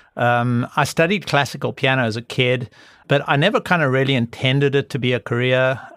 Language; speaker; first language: English; native; English